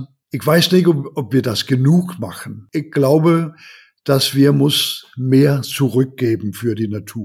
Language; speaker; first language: German; non-native, learner; Danish